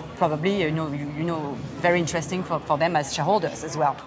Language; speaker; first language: English; non-native, fluent; Korean